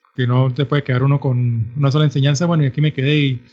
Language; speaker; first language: Spanish; native; Spanish